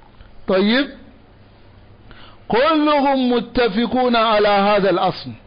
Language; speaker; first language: Arabic; non-native, fluent; Dyula